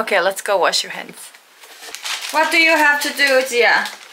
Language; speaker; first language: English; non-native, fluent; Korean